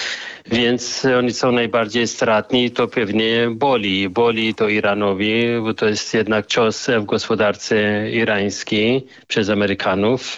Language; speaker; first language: Polish; non-native, fluent; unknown